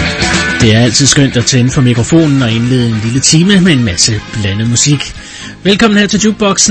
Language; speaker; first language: Danish; native; Danish